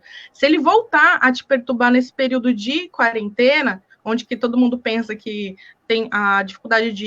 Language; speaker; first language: Portuguese; native; Portuguese